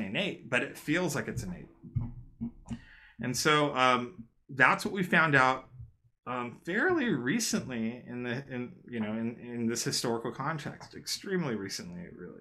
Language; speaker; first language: English; native; English